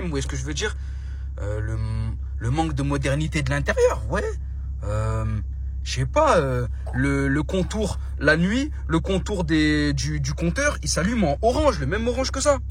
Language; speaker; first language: French; native; French